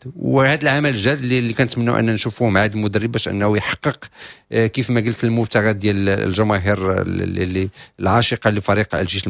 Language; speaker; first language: Arabic; native; Arabic